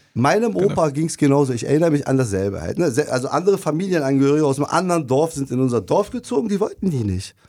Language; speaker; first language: German; early bilingual, other home language; Turkish